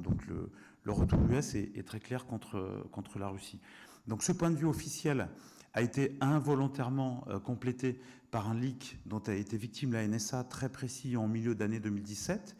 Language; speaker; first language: French; native; French